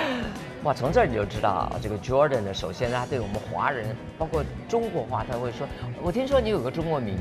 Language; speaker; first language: Chinese; native; Chinese